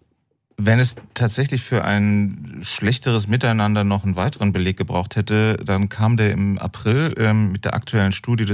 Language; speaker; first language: German; native; German